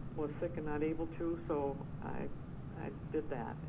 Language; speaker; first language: English; native; English